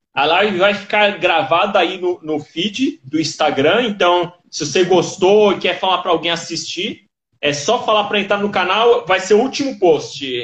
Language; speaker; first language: Portuguese; native; Portuguese